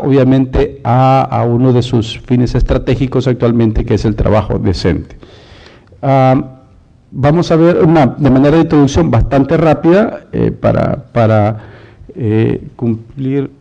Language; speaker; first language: Spanish; native; Spanish